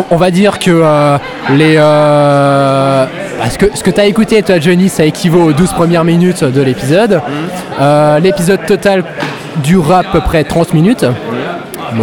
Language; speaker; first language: French; native; French